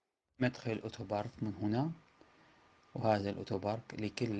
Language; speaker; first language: Arabic; native; Arabic